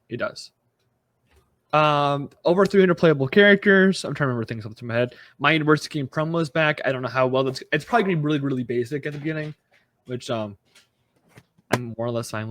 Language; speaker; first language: English; native; English